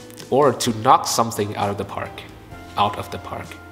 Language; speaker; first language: English; non-native, fluent; Vietnamese